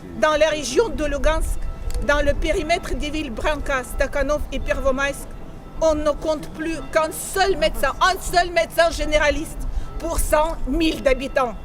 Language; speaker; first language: French; non-native, learner; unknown